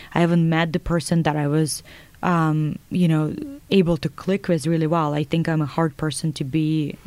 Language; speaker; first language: English; non-native, fluent; Russian